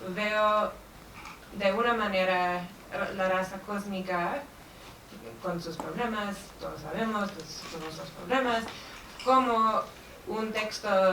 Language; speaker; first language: Spanish; non-native, fluent; English